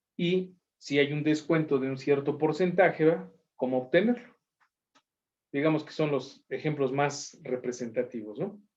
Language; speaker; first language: Spanish; native; Spanish